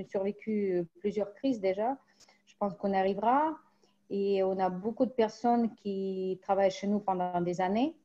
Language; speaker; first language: French; non-native, fluent; Russian